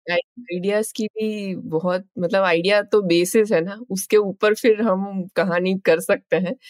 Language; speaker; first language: Hindi; native; Hindi